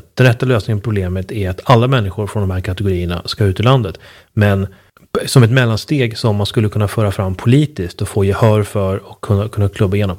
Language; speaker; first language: Swedish; native; Swedish